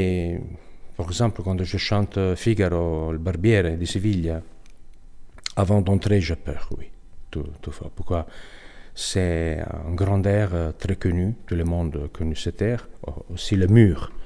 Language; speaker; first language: French; non-native, learner; Italian